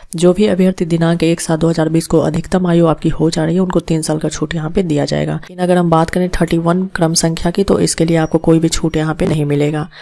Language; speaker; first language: Hindi; native; Hindi